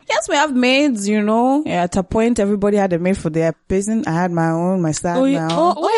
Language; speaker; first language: English; non-native, local second language; Kinyarwanda